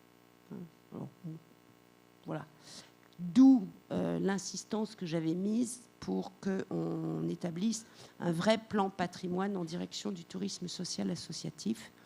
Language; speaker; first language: French; native; French